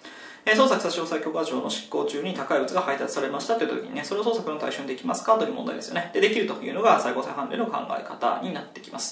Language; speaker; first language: Japanese; native; Japanese